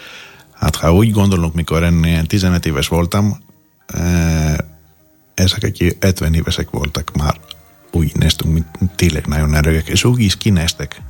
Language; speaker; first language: Hungarian; non-native, learner; Greek